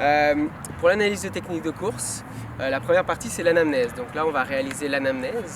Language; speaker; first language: French; native; French